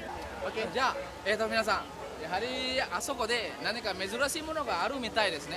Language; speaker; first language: Japanese; non-native, learner; Indonesian